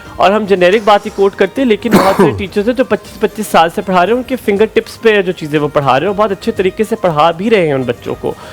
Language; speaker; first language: Urdu; native; Urdu